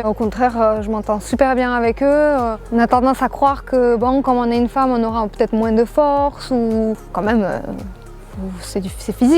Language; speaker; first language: French; native; French